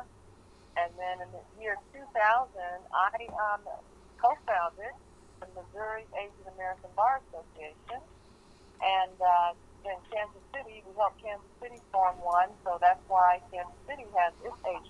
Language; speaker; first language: English; early bilingual, other home language; Korean